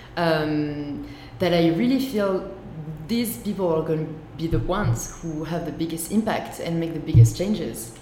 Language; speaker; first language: English; non-native, fluent; French